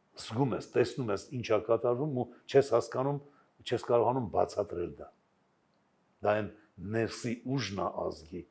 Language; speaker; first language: Armenian; native; Armenian